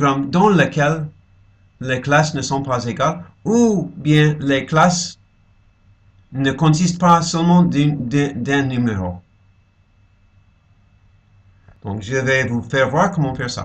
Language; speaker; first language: French; non-native, fluent; English